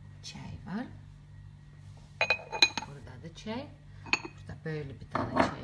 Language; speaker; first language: Turkish; non-native, learner; Russian